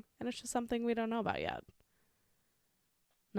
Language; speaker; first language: English; native; English